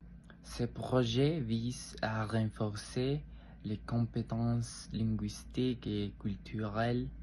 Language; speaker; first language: French; non-native, fluent; Spanish